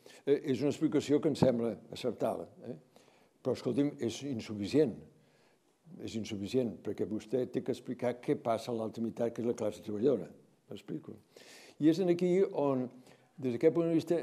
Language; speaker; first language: Catalan; native; Catalan